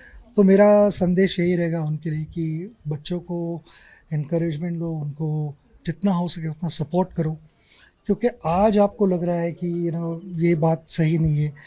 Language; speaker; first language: Hindi; non-native, local second language; Marathi